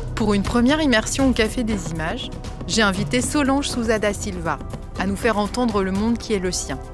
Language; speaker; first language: French; native; French